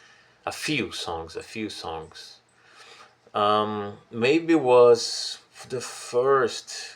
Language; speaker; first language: English; non-native, fluent; Portuguese